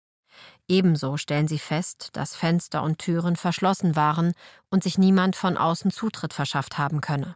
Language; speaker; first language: German; native; German